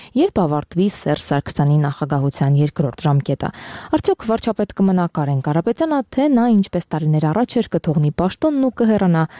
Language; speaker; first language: Armenian; native; Armenian